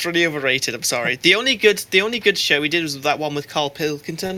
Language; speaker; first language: English; native; English